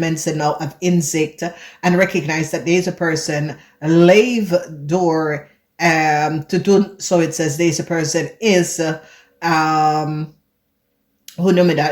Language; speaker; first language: Dutch; non-native, fluent; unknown